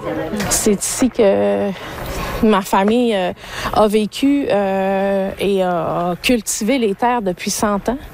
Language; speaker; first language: French; native; French